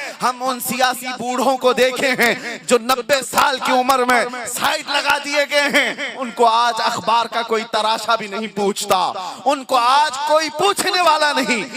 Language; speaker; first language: Hindi; non-native, local second language; Urdu